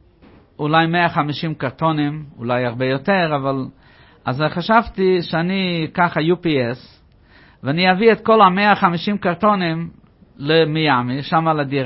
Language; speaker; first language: Hebrew; non-native, fluent; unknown